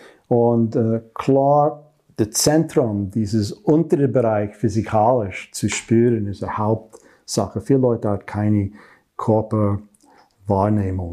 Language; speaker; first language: German; non-native, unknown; English